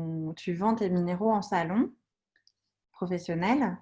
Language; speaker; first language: French; native; French